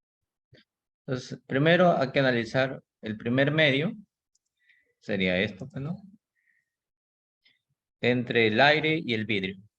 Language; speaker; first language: Spanish; native; Spanish